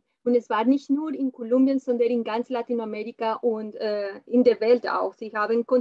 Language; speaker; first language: German; non-native, fluent; Spanish